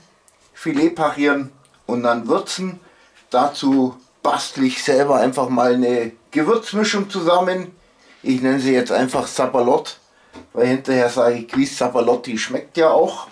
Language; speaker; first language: German; native; German